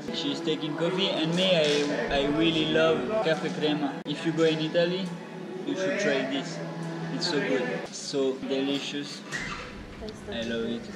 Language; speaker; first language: English; non-native, fluent; French